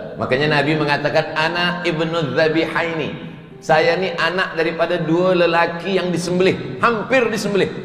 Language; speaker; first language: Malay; native; Malay